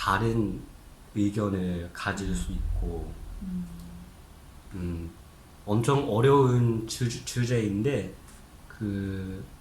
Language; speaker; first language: Korean; non-native, fluent; Japanese